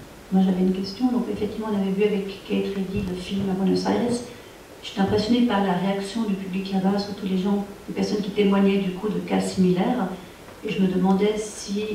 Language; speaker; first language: French; native; French